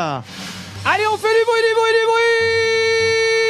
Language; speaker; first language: French; native; French